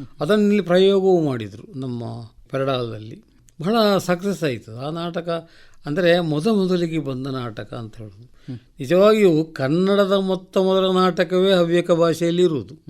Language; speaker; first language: Kannada; native; Kannada